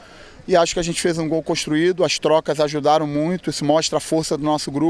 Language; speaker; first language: Portuguese; native; Portuguese